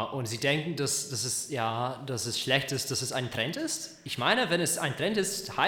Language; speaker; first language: German; non-native, learner; Czech